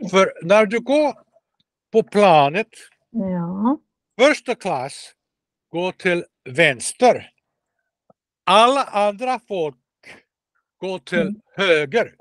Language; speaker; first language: Swedish; non-native, learner; Russian